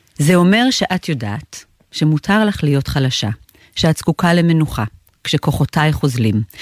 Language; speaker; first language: Hebrew; native; Hebrew